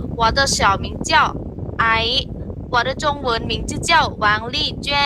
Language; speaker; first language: Chinese; non-native, learner; Thai